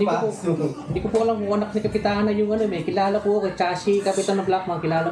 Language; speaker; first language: Filipino; native; Filipino